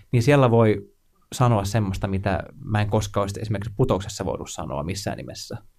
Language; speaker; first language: Finnish; non-native, local second language; Swedish